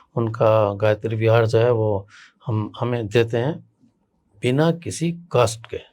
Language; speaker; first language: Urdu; native; Urdu